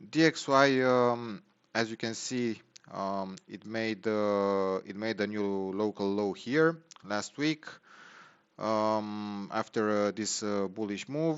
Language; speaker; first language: English; non-native, fluent; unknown